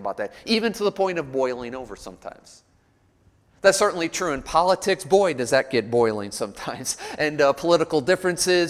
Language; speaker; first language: English; native; English